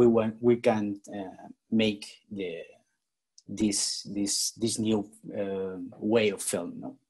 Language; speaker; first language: English; non-native, learner; Spanish